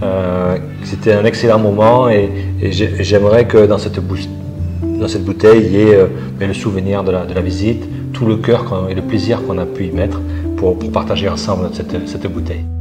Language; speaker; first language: French; native; French